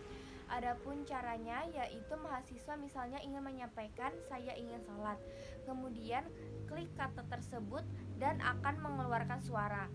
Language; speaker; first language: Indonesian; native; Indonesian